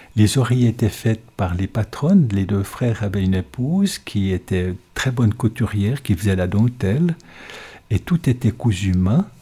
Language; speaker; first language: French; native; French